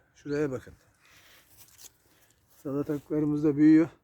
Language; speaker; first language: Turkish; native; Turkish